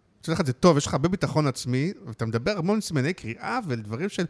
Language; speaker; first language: Hebrew; native; Hebrew